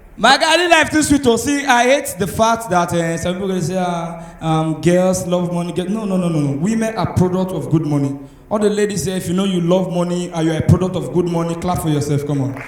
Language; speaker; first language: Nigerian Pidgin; native; Nigerian Pidgin